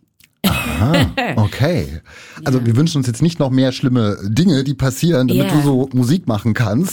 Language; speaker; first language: German; native; German